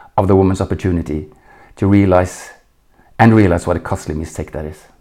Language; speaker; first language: English; non-native, fluent; Norwegian